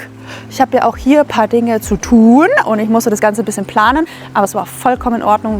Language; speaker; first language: German; native; German